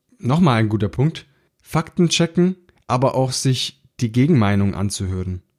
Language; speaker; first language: German; early bilingual, other home language; Italian